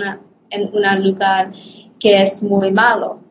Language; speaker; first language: Spanish; non-native, learner; Polish